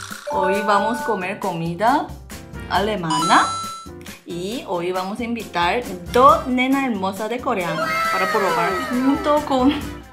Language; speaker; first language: Spanish; non-native, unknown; Korean